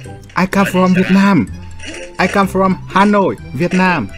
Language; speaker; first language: English; non-native, learner; Vietnamese